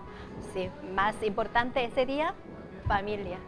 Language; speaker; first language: Spanish; non-native, learner; Korean